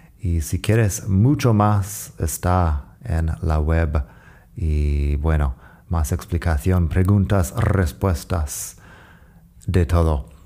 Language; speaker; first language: Spanish; non-native, fluent; English